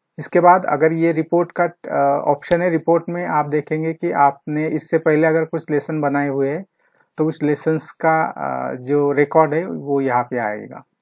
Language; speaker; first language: Hindi; non-native, local second language; Marathi